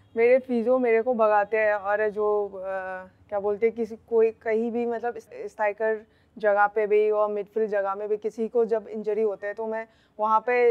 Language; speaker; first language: Hindi; non-native, local second language; Manipuri